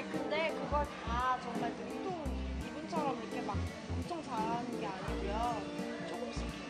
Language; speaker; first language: Korean; early bilingual, heritage; Korean